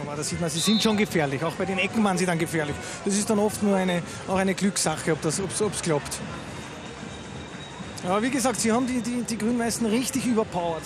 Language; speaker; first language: German; native; German